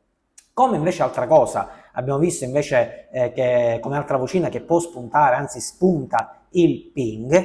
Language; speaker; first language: Italian; native; Italian